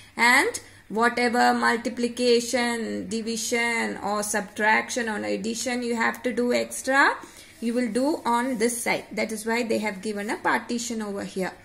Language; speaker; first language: English; non-native, local second language; Marathi